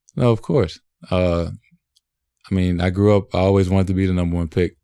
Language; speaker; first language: English; native; English